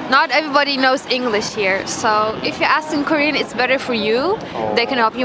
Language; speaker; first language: English; non-native, fluent; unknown